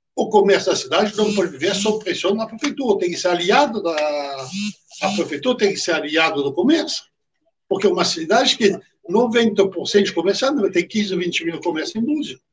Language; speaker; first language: Portuguese; non-native, fluent; French